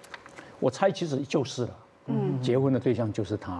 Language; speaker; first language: Chinese; native; Chinese